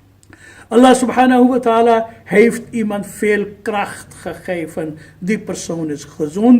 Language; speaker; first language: Dutch; non-native, fluent; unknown